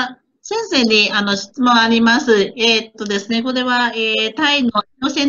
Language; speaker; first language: Japanese; non-native, fluent; Thai